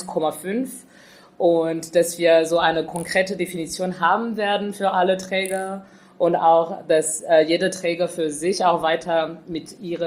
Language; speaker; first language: German; non-native, fluent; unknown